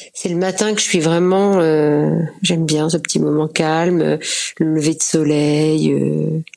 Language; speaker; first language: French; native; French